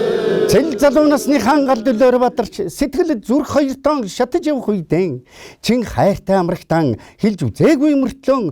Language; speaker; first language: Mongolian; native; Mongolian